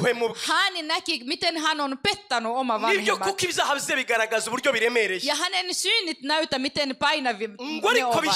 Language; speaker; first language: Finnish; non-native, fluent; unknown